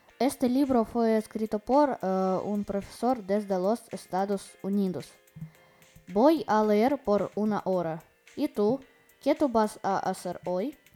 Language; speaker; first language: Spanish; non-native, learner; Russian